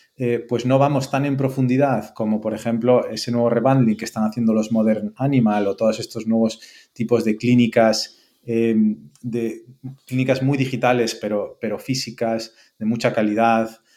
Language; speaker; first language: Spanish; native; Spanish